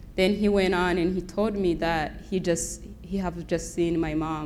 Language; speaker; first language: English; non-native, local second language; Kinyarwanda